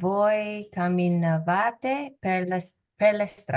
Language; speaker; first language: Italian; non-native, learner; English